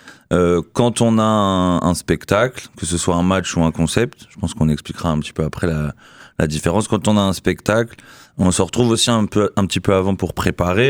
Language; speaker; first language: French; native; French